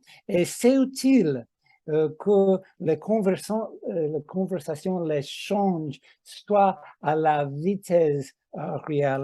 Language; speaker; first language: French; non-native, fluent; English